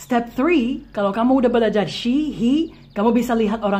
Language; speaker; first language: Indonesian; non-native, fluent; English